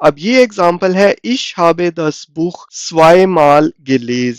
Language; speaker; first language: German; non-native, fluent; Urdu